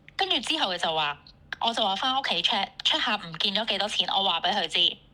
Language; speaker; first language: Cantonese; native; Cantonese